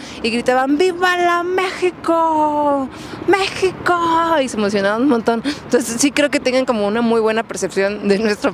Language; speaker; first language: Spanish; native; Spanish